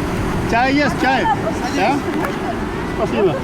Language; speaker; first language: Russian; non-native, learner; Urdu